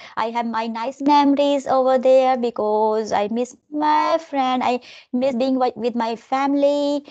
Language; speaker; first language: English; non-native, local second language; Hindi